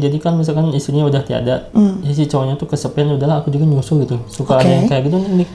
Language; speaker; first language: Indonesian; native; Indonesian